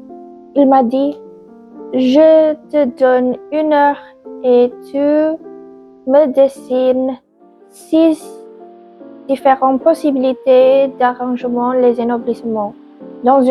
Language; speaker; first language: French; non-native, learner; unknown